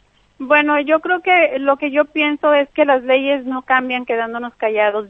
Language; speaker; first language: Spanish; native; Spanish